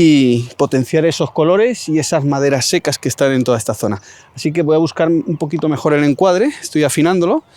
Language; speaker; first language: Spanish; native; Spanish